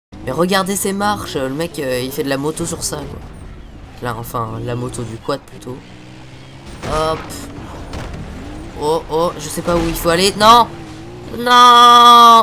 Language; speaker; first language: French; native; French